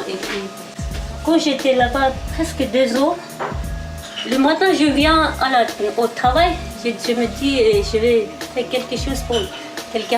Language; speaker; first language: French; non-native, learner; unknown